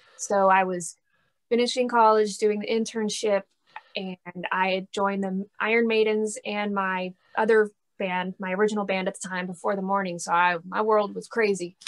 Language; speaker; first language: English; native; English